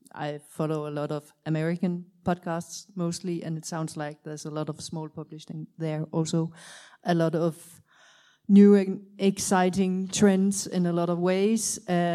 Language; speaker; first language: English; non-native, fluent; Danish